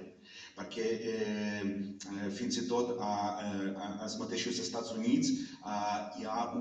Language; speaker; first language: Catalan; non-native, fluent; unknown